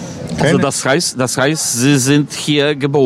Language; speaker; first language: German; non-native, fluent; Polish